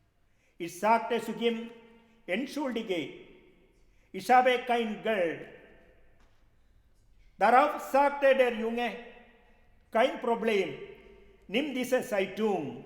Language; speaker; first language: German; non-native, fluent; Malayalam